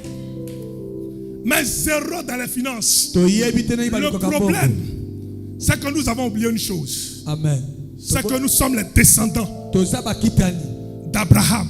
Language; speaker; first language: French; native; French